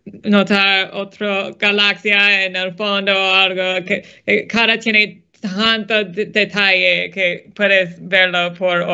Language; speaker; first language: Spanish; non-native, fluent; English